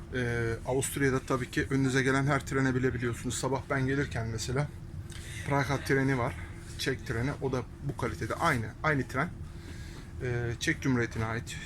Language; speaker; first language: Turkish; early bilingual, heritage; Turkish